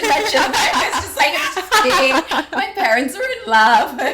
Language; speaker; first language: English; native; English